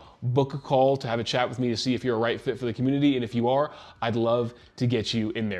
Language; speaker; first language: English; native; English